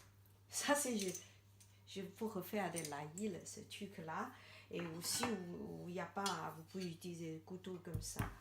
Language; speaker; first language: French; non-native, learner; Chinese